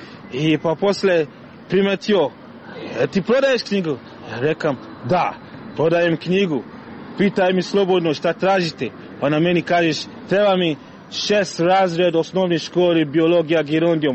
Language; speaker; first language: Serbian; non-native, learner; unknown